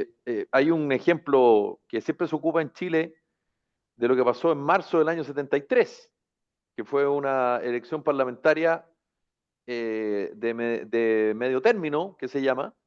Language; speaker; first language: Spanish; native; Spanish